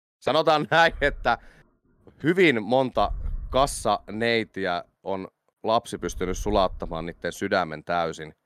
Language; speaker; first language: Finnish; native; Finnish